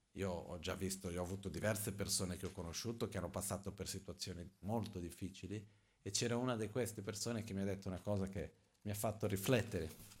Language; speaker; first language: Italian; non-native, fluent; Portuguese